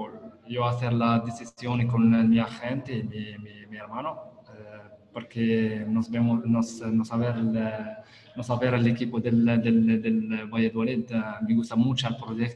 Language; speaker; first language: Spanish; non-native, learner; Italian